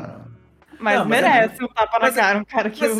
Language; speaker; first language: Portuguese; native; Portuguese